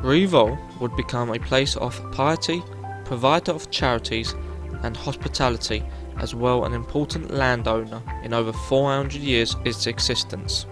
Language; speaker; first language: English; non-native, fluent; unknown